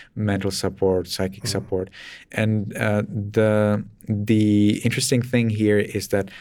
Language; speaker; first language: English; non-native, fluent; Czech